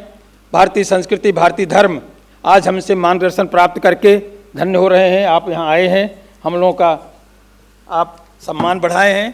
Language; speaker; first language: Hindi; native; Hindi